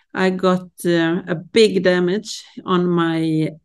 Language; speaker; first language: English; non-native, fluent; Swedish